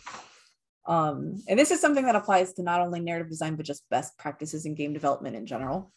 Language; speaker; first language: English; native; English